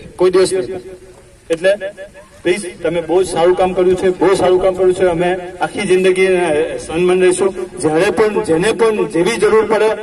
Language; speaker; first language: Gujarati; native; Gujarati